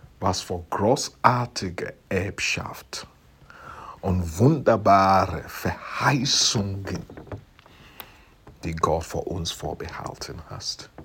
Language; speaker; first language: German; non-native, fluent; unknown